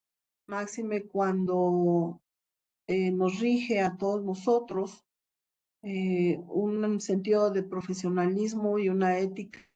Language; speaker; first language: Spanish; native; Spanish